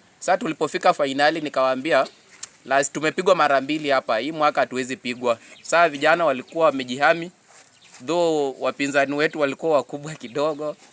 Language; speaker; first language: Swahili; non-native, local second language; Luyia